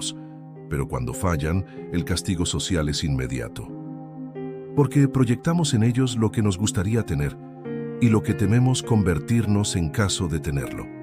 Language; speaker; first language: Spanish; native; Spanish